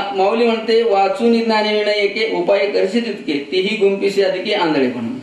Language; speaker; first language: Marathi; non-native, local second language; Kannada